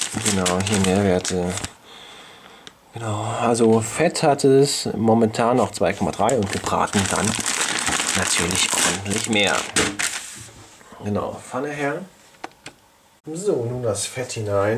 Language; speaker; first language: German; native; German